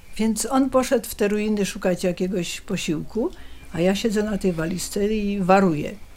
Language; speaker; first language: Polish; native; Polish